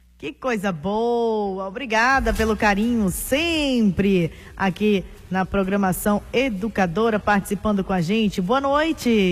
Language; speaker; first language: Portuguese; native; Portuguese